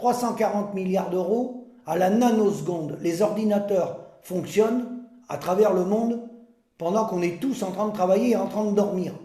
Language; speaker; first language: French; native; French